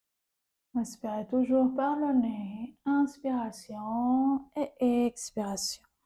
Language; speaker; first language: French; native; French